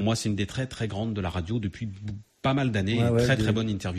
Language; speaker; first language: French; native; French